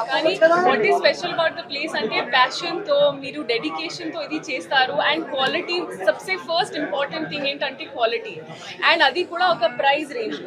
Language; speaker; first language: Telugu; non-native, local second language; Hindi